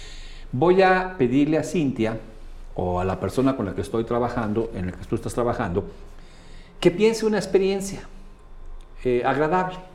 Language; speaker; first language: Spanish; native; Spanish